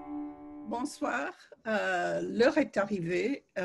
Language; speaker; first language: French; non-native, fluent; English